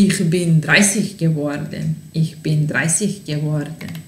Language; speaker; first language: German; non-native, fluent; Serbian